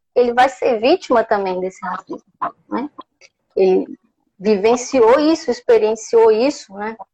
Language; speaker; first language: Portuguese; native; Portuguese